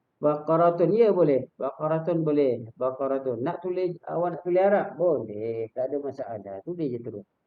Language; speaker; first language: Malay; native; Malay